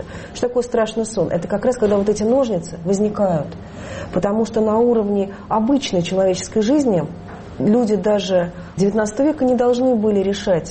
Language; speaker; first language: Russian; native; Russian